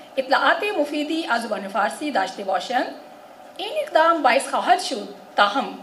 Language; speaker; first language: Persian; non-native, fluent; Urdu